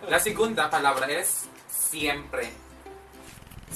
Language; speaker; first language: Spanish; non-native, fluent; Filipino